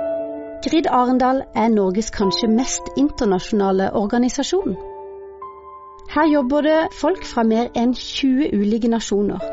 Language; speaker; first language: Norwegian; native; Norwegian